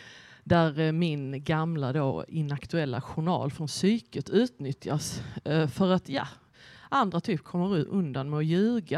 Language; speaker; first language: Swedish; native; Swedish